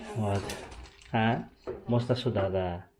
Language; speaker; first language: Russian; non-native, learner; Filipino